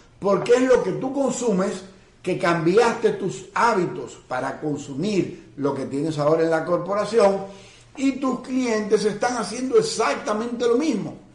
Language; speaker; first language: Spanish; native; Spanish